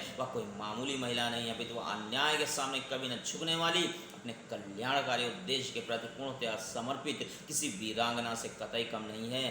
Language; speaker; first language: Hindi; native; Hindi